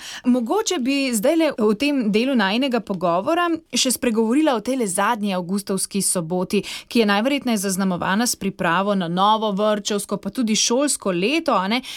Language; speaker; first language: Slovenian; native; Slovenian